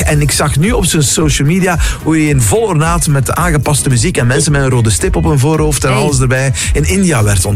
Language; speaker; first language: Dutch; native; Dutch